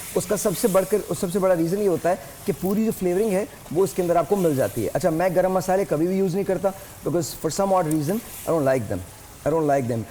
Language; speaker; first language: Urdu; native; Urdu